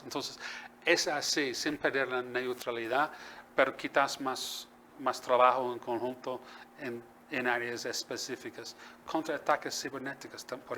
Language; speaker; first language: Spanish; non-native, fluent; English